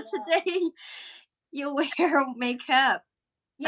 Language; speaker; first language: English; non-native, fluent; Chinese